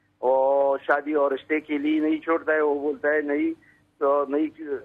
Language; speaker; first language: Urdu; non-native, local second language; Pashto